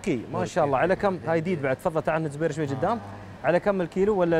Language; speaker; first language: Arabic; native; Arabic